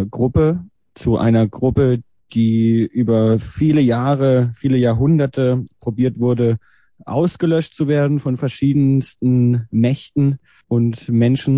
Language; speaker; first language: German; native; German